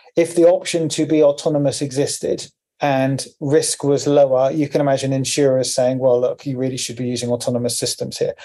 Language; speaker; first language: English; native; English